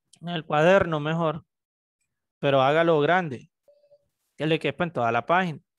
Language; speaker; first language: Spanish; native; Spanish